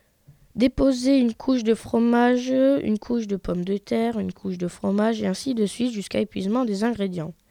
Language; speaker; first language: French; native; French